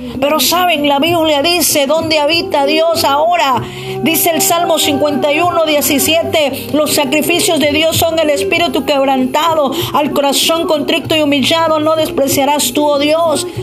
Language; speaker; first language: Spanish; native; Spanish